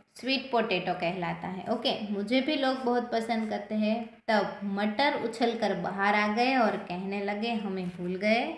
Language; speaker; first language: Hindi; non-native, local second language; Gujarati